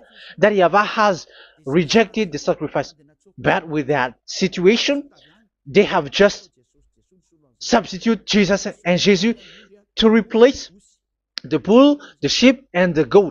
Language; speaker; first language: English; non-native, fluent; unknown